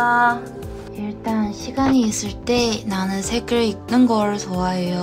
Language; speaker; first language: Korean; non-native, learner; Chinese